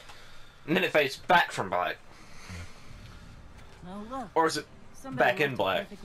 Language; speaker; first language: English; native; English